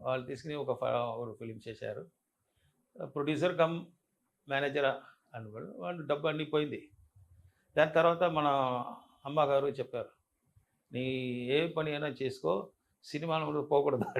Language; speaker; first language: Telugu; non-native, learner; Tamil